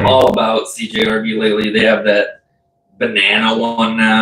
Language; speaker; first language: English; native; English